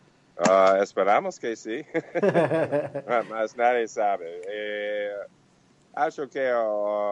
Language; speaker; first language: Portuguese; non-native, learner; Spanish